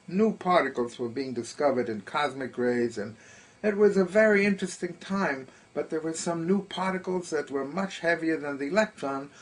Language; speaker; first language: English; early bilingual, other home language; German